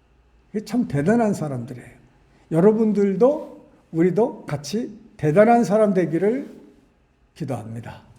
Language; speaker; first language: Korean; native; Korean